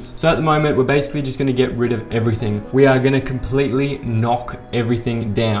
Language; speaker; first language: English; native; English